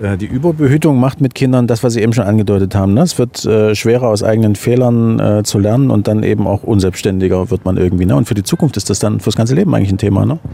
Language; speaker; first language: German; native; German